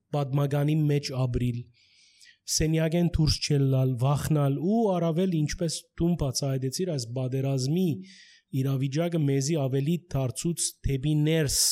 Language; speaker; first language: Armenian; early bilingual, heritage; Armenian